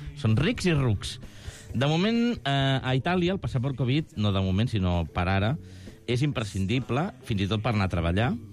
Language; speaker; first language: Catalan; native; Catalan